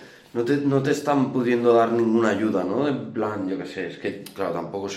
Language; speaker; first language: Spanish; native; Spanish